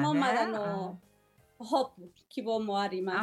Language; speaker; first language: Japanese; non-native, learner; Spanish